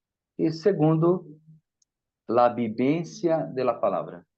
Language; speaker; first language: Spanish; non-native, fluent; Portuguese